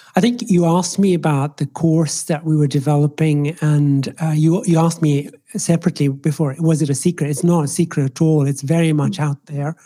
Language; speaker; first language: English; non-native, local second language; Swahili